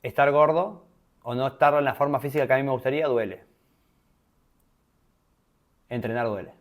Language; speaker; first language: Spanish; native; Spanish